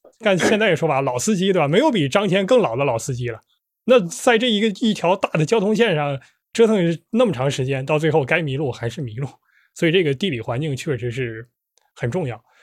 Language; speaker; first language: Chinese; native; Chinese